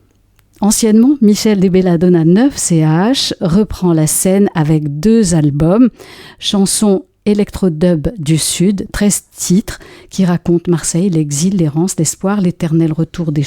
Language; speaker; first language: French; native; French